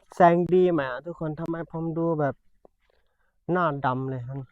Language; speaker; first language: Thai; non-native, local second language; Pattani Malay